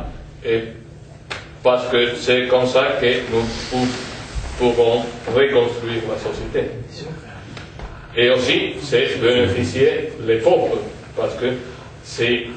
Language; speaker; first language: French; non-native, fluent; Spanish